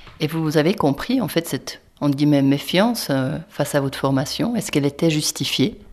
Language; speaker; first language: French; native; French